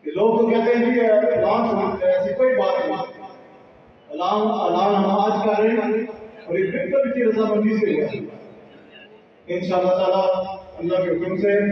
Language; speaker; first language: Urdu; non-native, local second language; Pahari-Potwari